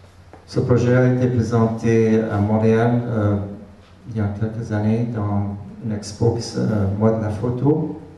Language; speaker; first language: French; non-native, fluent; Hungarian